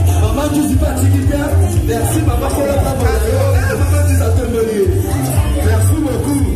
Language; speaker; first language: French; non-native, local second language; Lingala